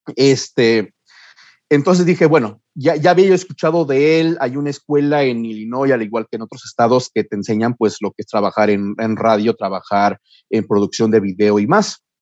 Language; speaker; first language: Spanish; early bilingual, heritage; Spanish